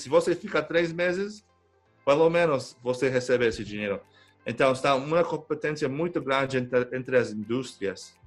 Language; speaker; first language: Portuguese; non-native, fluent; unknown